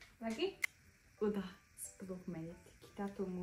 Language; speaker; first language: Indonesian; non-native, learner; Turkish